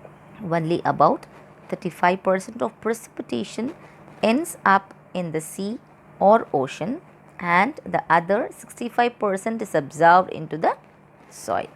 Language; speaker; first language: English; non-native, local second language; Tamil